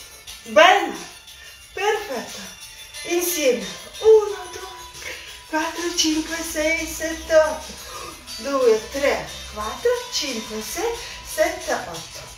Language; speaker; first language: Italian; non-native, learner; Russian